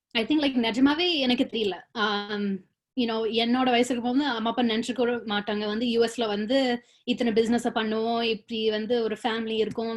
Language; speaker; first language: Tamil; early bilingual, other home language; English